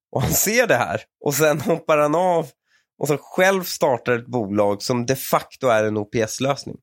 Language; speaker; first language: Swedish; early bilingual, other home language; Persian